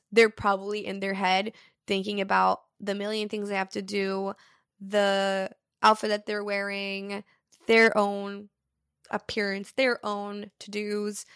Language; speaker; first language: English; early bilingual, other home language; Portuguese